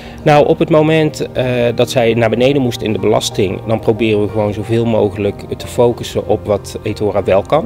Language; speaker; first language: Dutch; native; Dutch